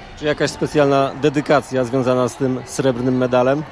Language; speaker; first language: Polish; native; Polish